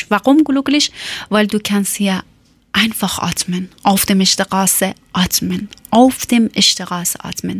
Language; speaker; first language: German; non-native, learner; Persian